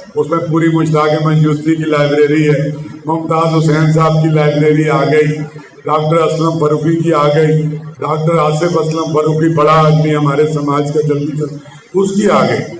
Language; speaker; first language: Urdu; native; Urdu